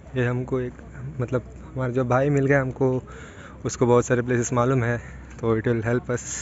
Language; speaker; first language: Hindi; non-native, local second language; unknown